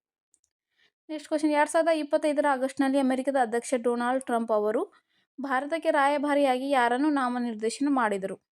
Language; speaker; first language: Kannada; native; Kannada